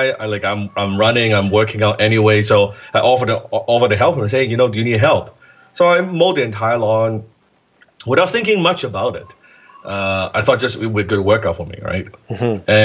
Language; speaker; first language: English; non-native, local second language; Cantonese